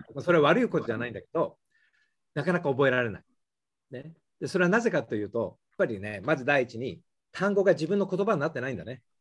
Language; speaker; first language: Japanese; native; Japanese